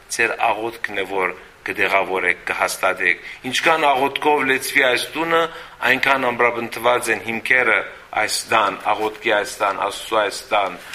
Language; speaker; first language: Armenian; early bilingual, heritage; Armenian